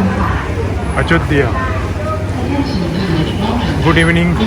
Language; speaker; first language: English; non-native, learner; Urdu